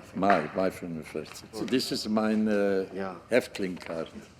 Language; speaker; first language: German; non-native, learner; Hungarian